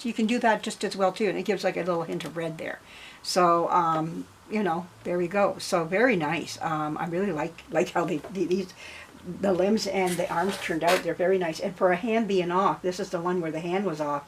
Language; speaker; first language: English; native; English